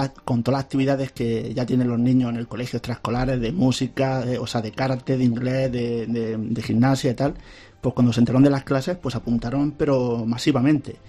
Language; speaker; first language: Spanish; native; Spanish